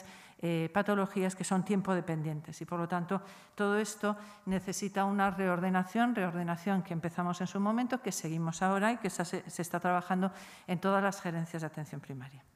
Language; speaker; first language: Spanish; native; Spanish